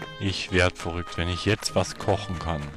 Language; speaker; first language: German; native; German